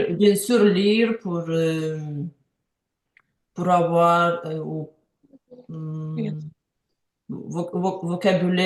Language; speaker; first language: French; non-native, learner; Ukrainian